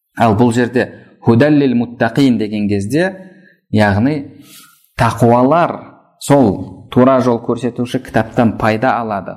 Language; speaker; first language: Kazakh; native; Kazakh